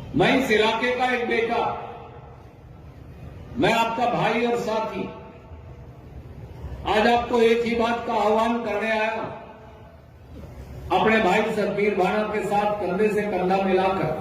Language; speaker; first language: Hindi; native; Hindi